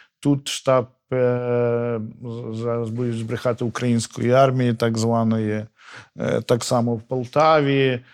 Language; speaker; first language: Ukrainian; native; Ukrainian